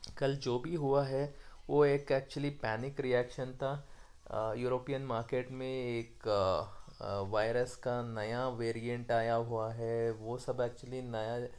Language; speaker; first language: Hindi; non-native, local second language; Kannada